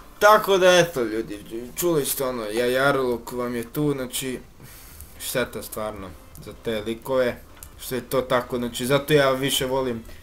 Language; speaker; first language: Serbian; early bilingual, heritage; Bosnian